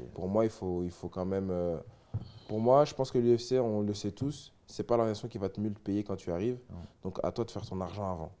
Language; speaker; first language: French; native; French